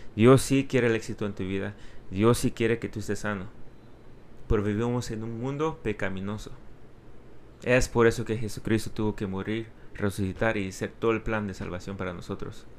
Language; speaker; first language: Spanish; early bilingual, heritage; Spanish